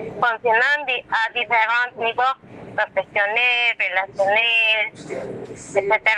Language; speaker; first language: French; non-native, learner; Spanish